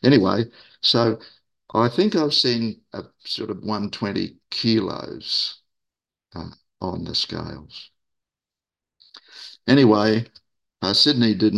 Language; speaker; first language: English; native; English